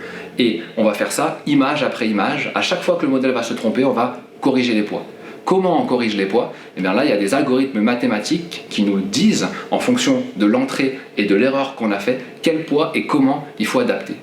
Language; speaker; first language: French; native; French